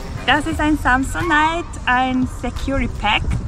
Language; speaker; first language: German; non-native, fluent; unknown